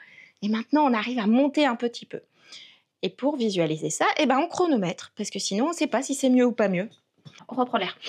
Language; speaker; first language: French; native; French